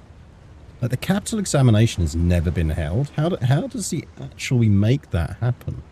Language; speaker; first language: English; native; English